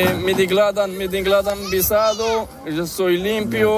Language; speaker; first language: Spanish; non-native, learner; Arabic